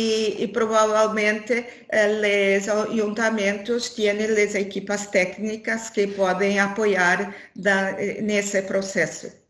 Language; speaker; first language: Spanish; non-native, learner; Portuguese